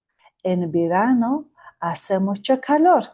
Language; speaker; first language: Spanish; non-native, fluent; Mongolian